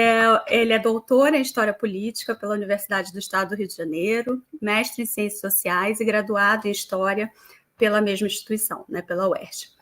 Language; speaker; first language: Portuguese; native; Portuguese